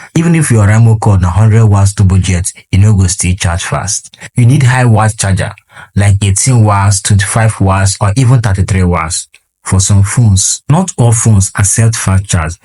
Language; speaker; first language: Nigerian Pidgin; non-native, local second language; Igbo